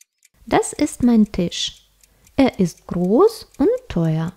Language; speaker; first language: German; non-native, fluent; Russian